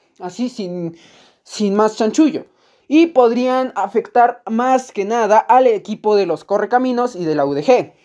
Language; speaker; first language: Spanish; native; Spanish